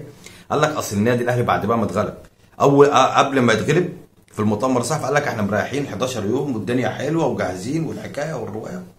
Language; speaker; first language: Arabic; native; Arabic